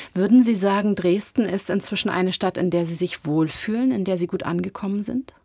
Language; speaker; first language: German; native; German